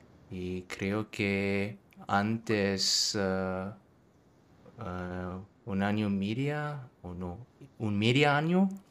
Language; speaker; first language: Spanish; non-native, learner; German